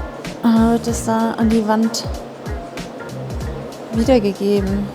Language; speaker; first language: German; native; German